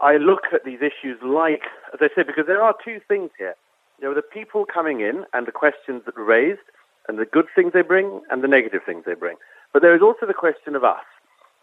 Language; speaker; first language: English; native; English